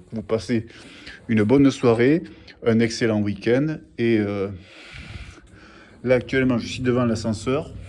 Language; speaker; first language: French; native; French